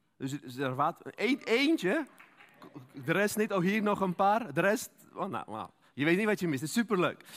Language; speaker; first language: Dutch; non-native, fluent; Armenian